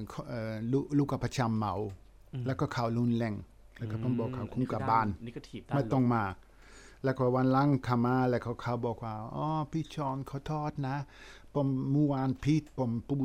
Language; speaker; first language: Thai; non-native, fluent; Dutch